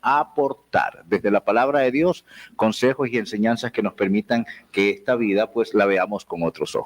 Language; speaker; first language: Spanish; native; Spanish